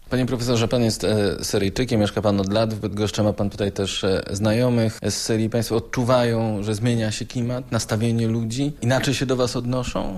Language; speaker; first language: Polish; native; Polish